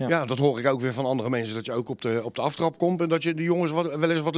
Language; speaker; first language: Dutch; native; Dutch